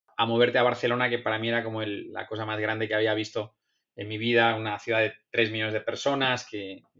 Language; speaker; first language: Spanish; native; Spanish